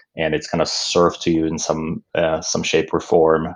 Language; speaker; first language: English; non-native, fluent; Slovak